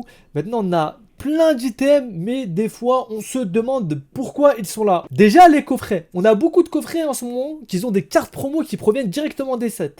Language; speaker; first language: French; native; French